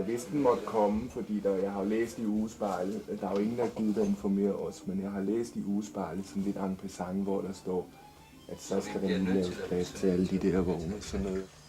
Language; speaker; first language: Danish; native; Danish